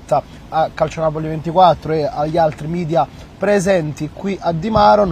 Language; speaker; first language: Italian; native; Italian